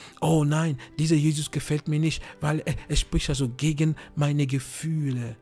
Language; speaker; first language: German; non-native, fluent; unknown